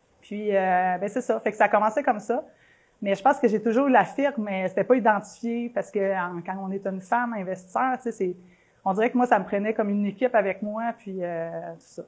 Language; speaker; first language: French; native; French